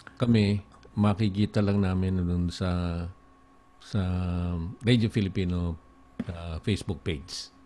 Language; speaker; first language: Filipino; native; Filipino